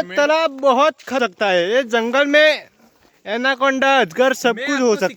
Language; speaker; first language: Hindi; non-native, local second language; Gujarati